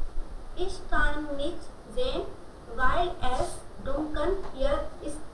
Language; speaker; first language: German; non-native, learner; Hindi